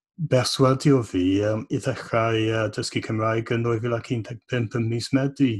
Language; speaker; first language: Welsh; non-native, fluent; English